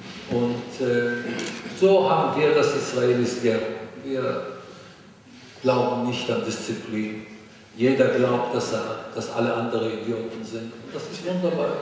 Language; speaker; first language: German; non-native, fluent; Hebrew